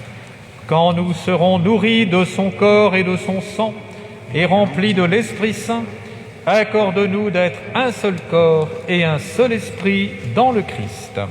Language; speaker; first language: French; native; French